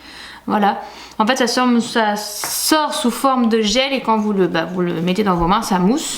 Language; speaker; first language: French; native; French